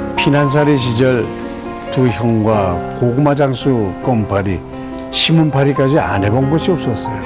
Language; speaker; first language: Korean; native; Korean